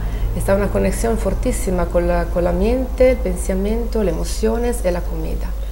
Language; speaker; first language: Spanish; non-native, learner; Italian